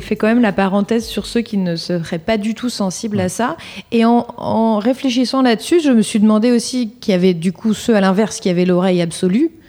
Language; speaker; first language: French; native; French